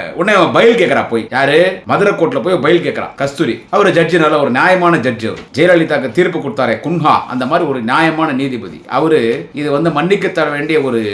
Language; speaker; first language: Tamil; non-native, local second language; Telugu